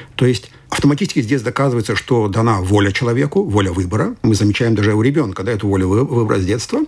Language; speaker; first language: Russian; non-native, fluent; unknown